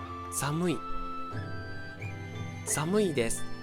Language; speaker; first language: Japanese; non-native, fluent; Portuguese